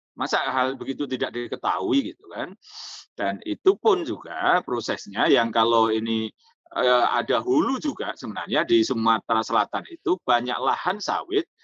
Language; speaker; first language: Indonesian; native; Indonesian